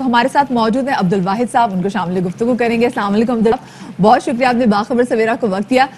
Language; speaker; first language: Urdu; non-native, local second language; Khowar